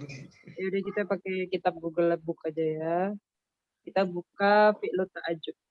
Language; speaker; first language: Indonesian; native; Indonesian